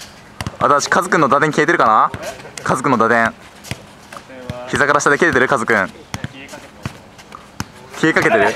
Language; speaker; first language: Japanese; native; Japanese